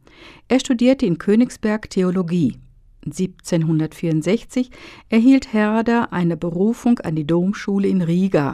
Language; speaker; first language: German; native; German